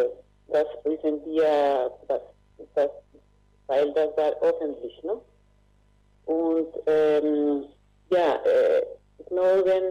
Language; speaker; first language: German; non-native, learner; Spanish